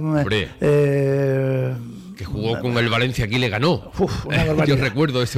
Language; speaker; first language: Spanish; native; Spanish